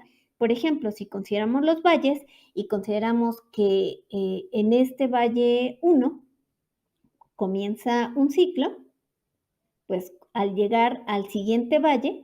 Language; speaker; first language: Spanish; native; Spanish